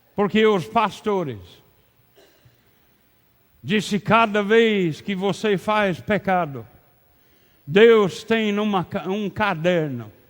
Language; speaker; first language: Portuguese; non-native, learner; English